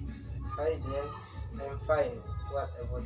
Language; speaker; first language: English; non-native, learner; Indonesian